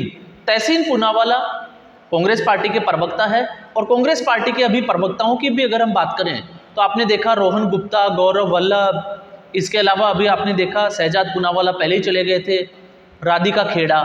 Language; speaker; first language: Hindi; native; Hindi